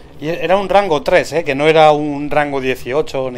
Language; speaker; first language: Spanish; native; Spanish